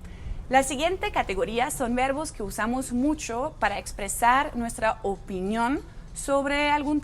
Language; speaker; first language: Spanish; non-native, fluent; German